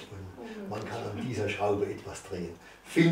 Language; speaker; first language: German; native; German